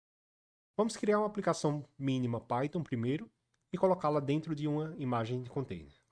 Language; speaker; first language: Portuguese; native; Portuguese